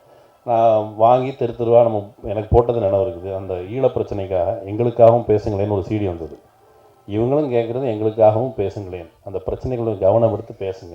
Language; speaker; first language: Tamil; native; Tamil